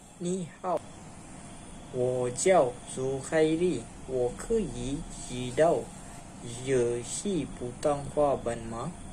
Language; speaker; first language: Chinese; non-native, learner; Malay